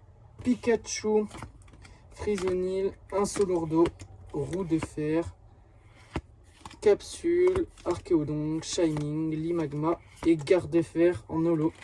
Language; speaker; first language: French; native; French